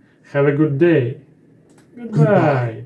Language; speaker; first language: English; non-native, learner; Russian